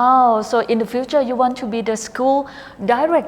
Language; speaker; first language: English; non-native, fluent; Thai